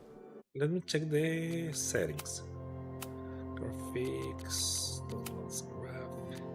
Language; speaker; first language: English; non-native, fluent; Spanish